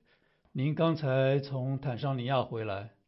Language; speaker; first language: Chinese; native; Chinese